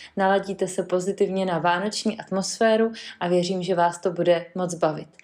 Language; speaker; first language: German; non-native, fluent; Czech